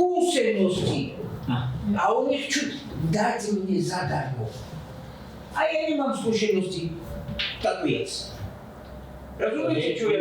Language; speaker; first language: Slovak; non-native, learner; Russian